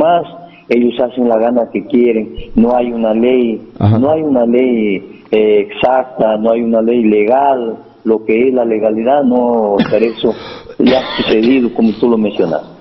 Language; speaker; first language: Spanish; native; Spanish